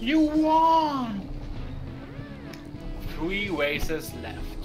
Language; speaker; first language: English; non-native, learner; German